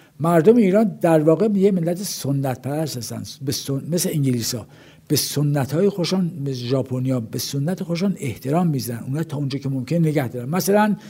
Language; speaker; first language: Persian; native; Persian